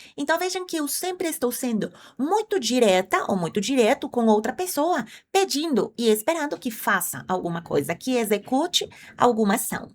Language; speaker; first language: Portuguese; non-native, fluent; Spanish